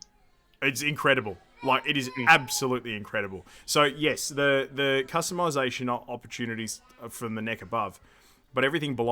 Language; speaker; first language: English; native; English